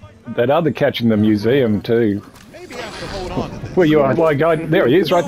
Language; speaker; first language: English; native; English